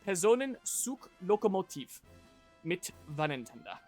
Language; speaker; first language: German; early bilingual, other home language; English